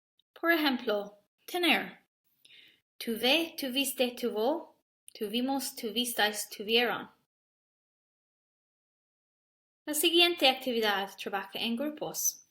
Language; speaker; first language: Spanish; non-native, learner; English